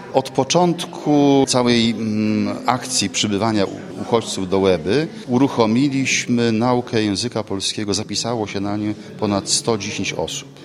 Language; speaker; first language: Polish; native; Polish